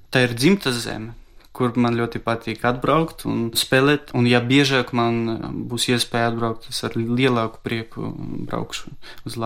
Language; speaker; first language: Latvian; non-native, local second language; Russian